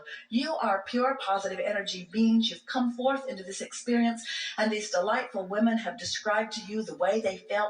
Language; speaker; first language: English; native; English